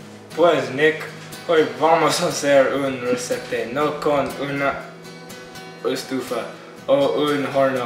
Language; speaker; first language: Spanish; non-native, learner; English